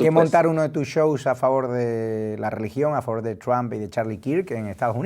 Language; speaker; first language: Spanish; native; Spanish